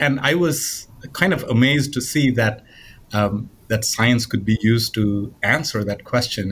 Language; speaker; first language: English; non-native, local second language; Tamil